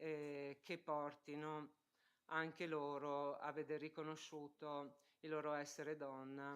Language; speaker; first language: Italian; native; Italian